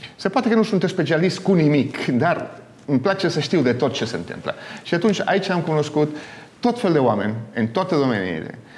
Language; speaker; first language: Romanian; non-native, fluent; Spanish